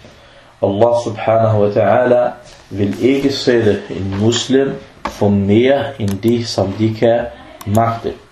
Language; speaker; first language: Danish; non-native, fluent; Arabic